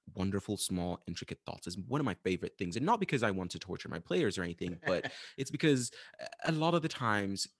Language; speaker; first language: English; non-native, fluent; Arabic